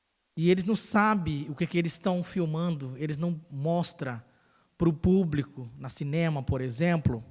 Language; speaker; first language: Portuguese; non-native, local second language; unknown